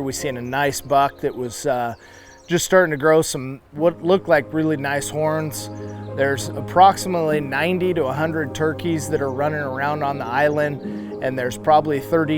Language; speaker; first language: English; native; English